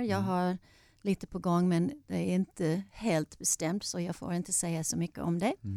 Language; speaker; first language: Swedish; non-native, fluent; English